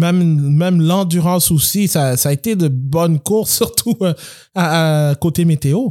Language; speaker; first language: French; native; French